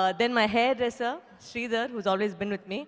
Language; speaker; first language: Telugu; non-native, fluent; Tamil